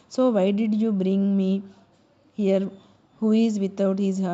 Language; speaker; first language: English; non-native, local second language; Telugu